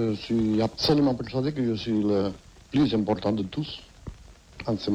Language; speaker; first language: French; non-native, fluent; Catalan